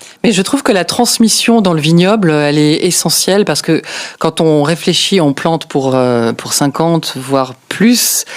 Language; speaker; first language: French; native; French